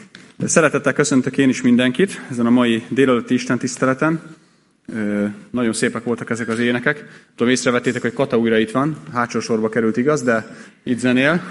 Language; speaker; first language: Hungarian; native; Hungarian